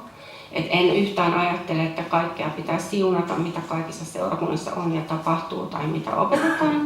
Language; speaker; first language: Finnish; native; Finnish